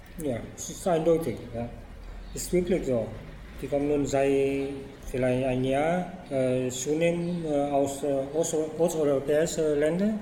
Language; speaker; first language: German; non-native, fluent; Vietnamese